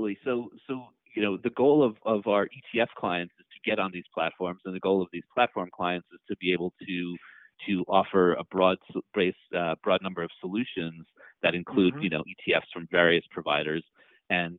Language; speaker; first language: English; native; English